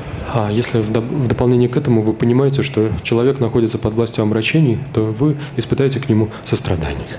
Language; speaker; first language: Russian; native; Russian